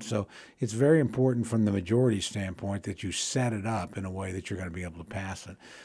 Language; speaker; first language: English; native; English